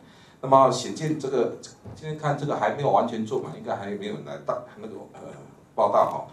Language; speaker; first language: Chinese; native; Chinese